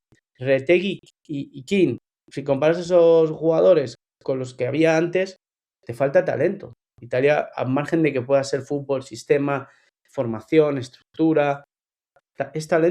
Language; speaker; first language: Spanish; native; Spanish